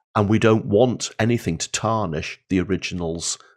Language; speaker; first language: English; native; English